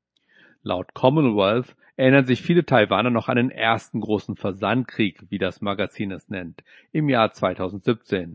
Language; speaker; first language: German; native; German